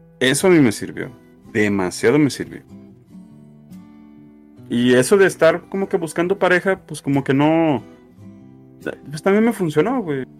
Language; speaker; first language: Spanish; native; Spanish